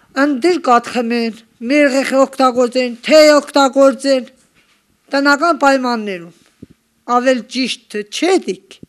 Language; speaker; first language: Armenian; native; Armenian